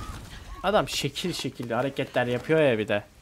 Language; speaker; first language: Turkish; native; Turkish